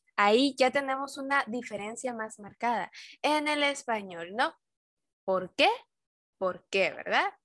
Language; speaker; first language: Spanish; native; Spanish